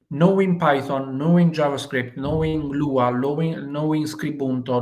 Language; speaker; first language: English; non-native, fluent; Italian